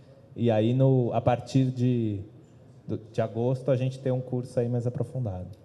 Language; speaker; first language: Portuguese; native; Portuguese